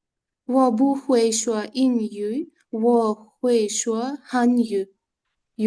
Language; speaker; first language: Chinese; non-native, learner; Uzbek